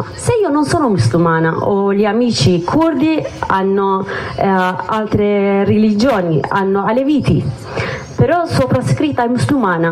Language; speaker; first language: Italian; non-native, learner; Kurdish